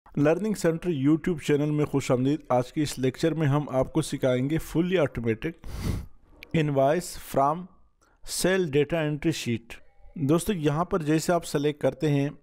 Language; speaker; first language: Urdu; non-native, local second language; Punjabi